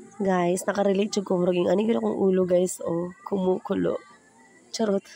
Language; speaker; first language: Filipino; non-native, local second language; Cebuano